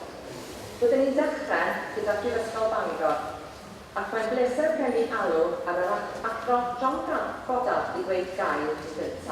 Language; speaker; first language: Welsh; native; Welsh